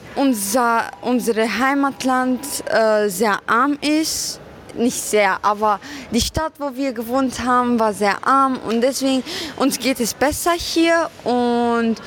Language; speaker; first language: German; non-native, fluent; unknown